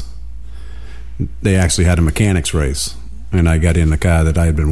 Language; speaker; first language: English; native; English